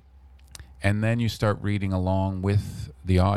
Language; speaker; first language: English; native; English